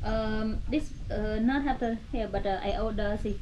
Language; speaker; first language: English; non-native, local second language; Khmer